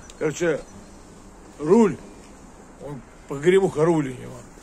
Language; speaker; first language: Russian; native; Russian